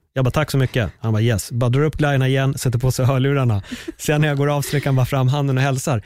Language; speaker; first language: Swedish; native; Swedish